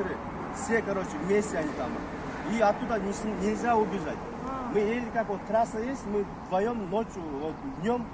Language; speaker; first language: Russian; non-native, local second language; Kyrgyz